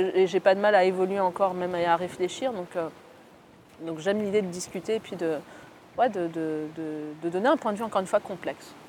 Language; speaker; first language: French; native; French